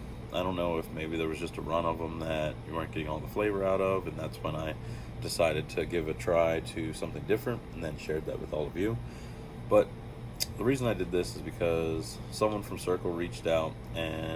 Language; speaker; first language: English; native; English